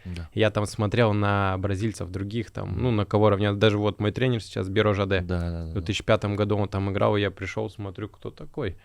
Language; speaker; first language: Russian; native; Russian